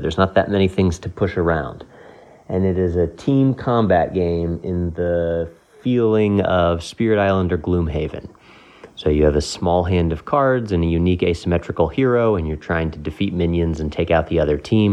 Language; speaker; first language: English; non-native, fluent; French